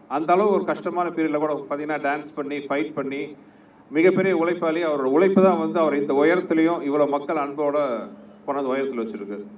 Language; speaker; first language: Tamil; native; Tamil